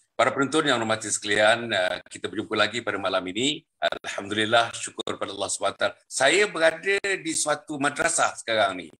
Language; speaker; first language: Malay; native; Malay